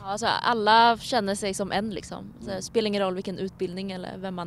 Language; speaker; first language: Swedish; native; Swedish